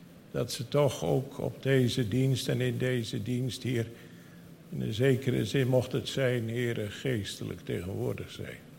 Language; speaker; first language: Dutch; native; Dutch